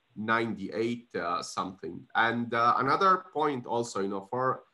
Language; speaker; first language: English; non-native, fluent; Arabic